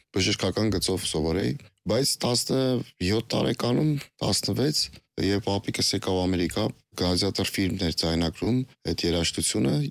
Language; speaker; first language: Armenian; native; Armenian